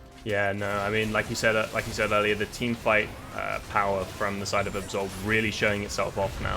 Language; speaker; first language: English; native; English